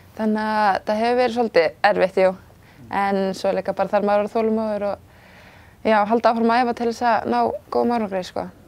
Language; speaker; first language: Icelandic; native; Icelandic